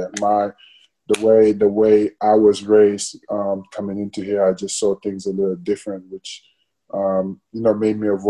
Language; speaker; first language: English; non-native, fluent; Wolof